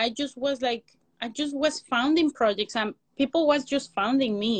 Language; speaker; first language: English; non-native, fluent; Spanish